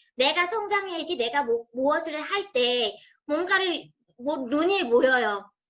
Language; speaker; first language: Korean; non-native, fluent; Vietnamese